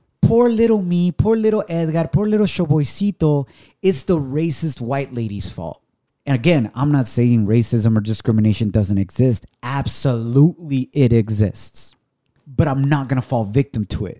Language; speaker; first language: English; early bilingual, other home language; Spanish